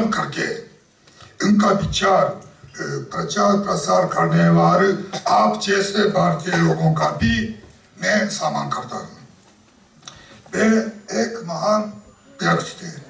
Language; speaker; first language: Hindi; non-native, fluent; Japanese